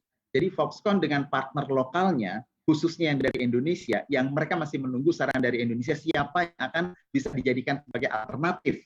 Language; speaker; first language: Indonesian; native; Indonesian